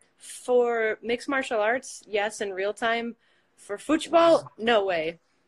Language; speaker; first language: English; native; English